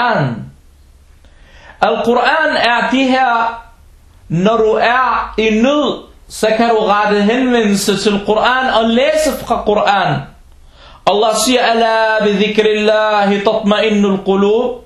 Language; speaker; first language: Danish; early bilingual, other home language; Arabic